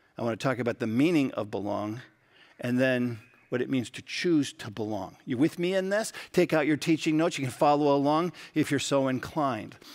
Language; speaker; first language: English; native; English